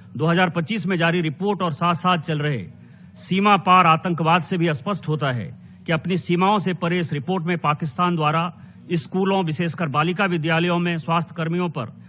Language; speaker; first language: Hindi; native; Hindi